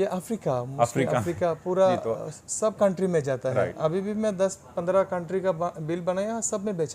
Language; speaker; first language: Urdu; non-native, fluent; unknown